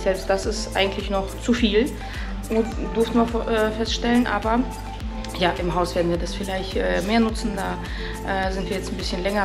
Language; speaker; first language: German; native; German